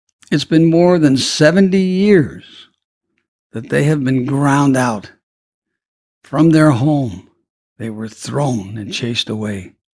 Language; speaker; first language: English; native; English